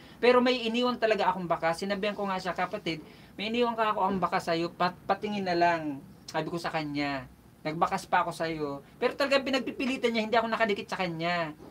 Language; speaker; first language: Filipino; non-native, local second language; Bikol